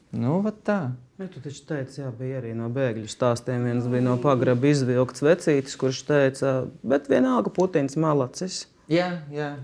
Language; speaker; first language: Latvian; non-native, fluent; Russian